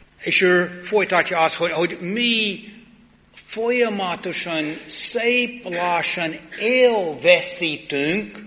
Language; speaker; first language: Hungarian; non-native, learner; English